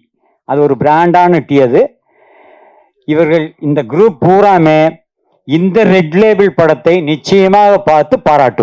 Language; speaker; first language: Tamil; native; Tamil